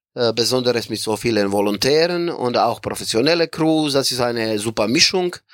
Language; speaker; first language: German; non-native, fluent; Croatian